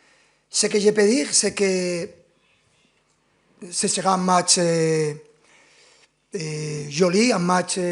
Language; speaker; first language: French; non-native, fluent; Spanish